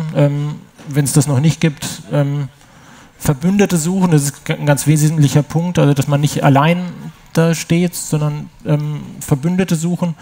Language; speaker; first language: German; native; German